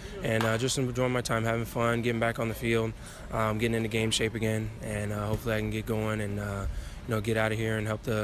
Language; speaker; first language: English; native; English